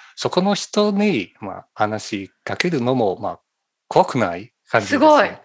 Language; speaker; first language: Japanese; non-native, fluent; Chinese